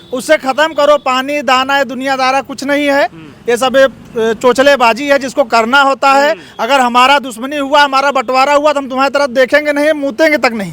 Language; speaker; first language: Hindi; native; Hindi